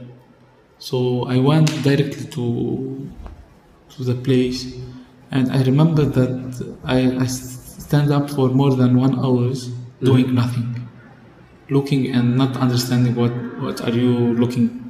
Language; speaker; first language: English; non-native, fluent; Arabic